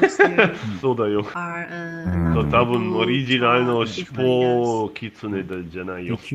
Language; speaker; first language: Japanese; non-native, learner; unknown